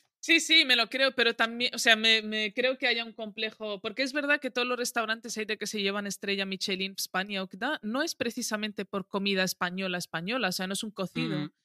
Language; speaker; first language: Spanish; early bilingual, other home language; Arabic